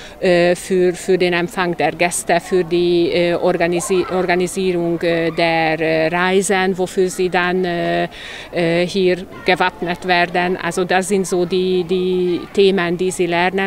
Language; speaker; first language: German; non-native, local second language; Hungarian